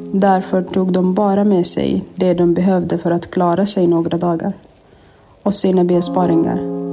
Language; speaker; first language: Swedish; non-native, fluent; Arabic